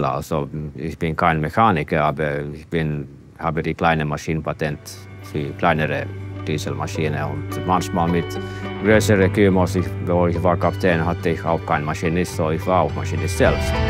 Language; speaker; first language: German; non-native, fluent; Finnish